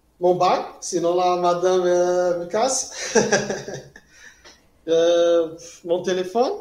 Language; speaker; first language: French; non-native, fluent; Portuguese